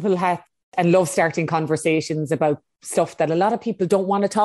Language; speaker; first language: English; native; English